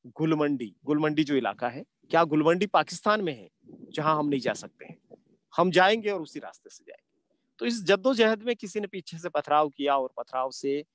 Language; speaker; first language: Hindi; native; Hindi